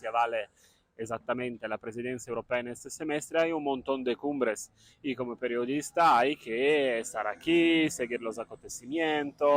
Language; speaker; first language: Spanish; non-native, fluent; Italian